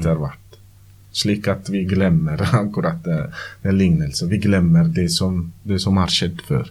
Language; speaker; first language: Norwegian; non-native, learner; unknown